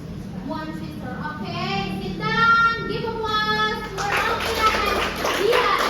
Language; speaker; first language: English; non-native, learner; Indonesian